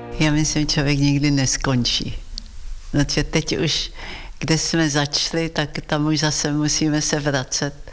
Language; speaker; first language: Czech; early bilingual, heritage; Czech